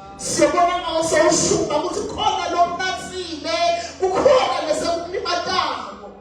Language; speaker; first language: Zulu; non-native, local second language; Swati